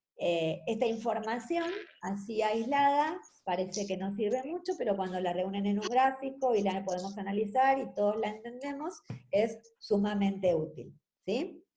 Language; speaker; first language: Spanish; native; Spanish